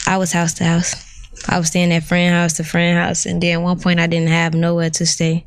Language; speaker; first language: English; native; English